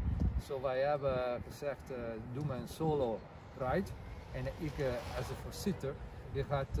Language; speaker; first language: Dutch; non-native, learner; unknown